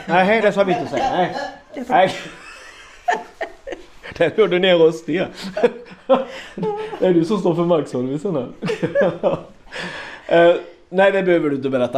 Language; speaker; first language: Swedish; native; Swedish